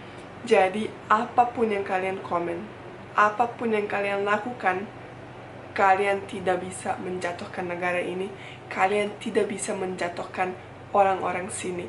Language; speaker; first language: Indonesian; non-native, fluent; Bosnian